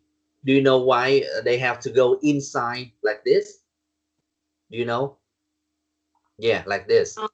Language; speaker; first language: English; non-native, learner; Vietnamese